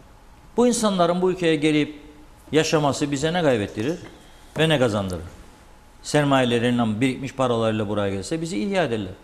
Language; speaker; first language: Turkish; native; Turkish